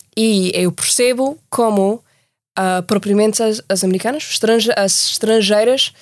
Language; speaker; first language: Portuguese; non-native, fluent; English